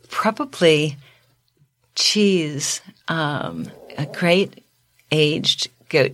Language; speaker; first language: English; native; English